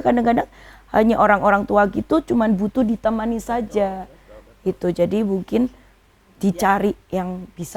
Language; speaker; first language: Indonesian; native; Indonesian